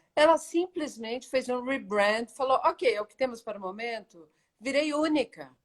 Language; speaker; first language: Portuguese; native; Portuguese